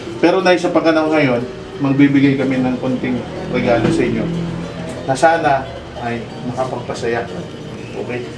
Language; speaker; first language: Filipino; non-native, local second language; Waray